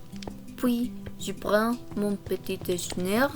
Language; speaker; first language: French; non-native, learner; Korean